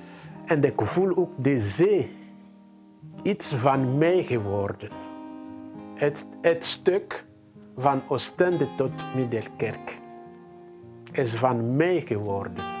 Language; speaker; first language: Dutch; non-native, fluent; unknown